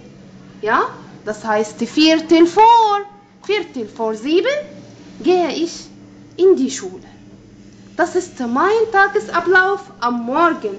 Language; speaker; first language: German; non-native, fluent; Arabic